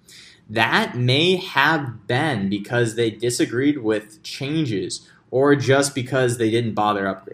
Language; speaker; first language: English; native; English